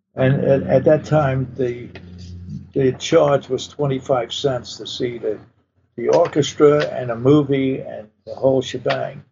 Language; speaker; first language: English; early bilingual, other home language; Polish